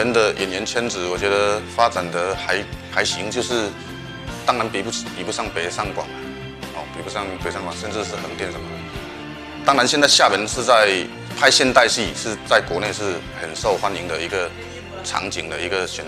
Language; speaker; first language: Chinese; non-native, local second language; Min Nan Chinese